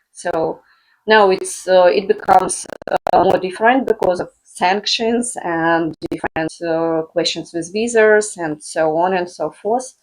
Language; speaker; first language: English; non-native, fluent; Russian